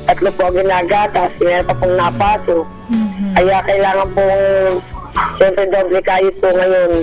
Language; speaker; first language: Filipino; native; Filipino